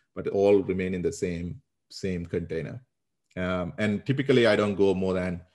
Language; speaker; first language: English; non-native, local second language; Sinhala